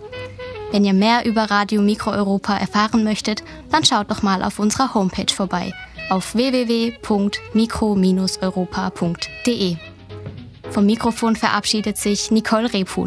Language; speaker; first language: German; native; German